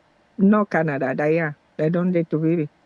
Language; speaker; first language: Spanish; non-native, learner; Haitian Creole